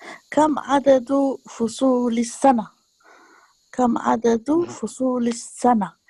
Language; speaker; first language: Arabic; non-native, learner; Tigrinya